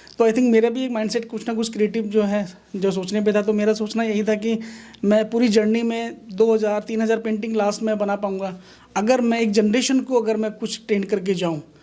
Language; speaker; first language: Hindi; native; Hindi